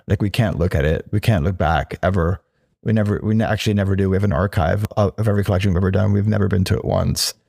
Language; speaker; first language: English; native; English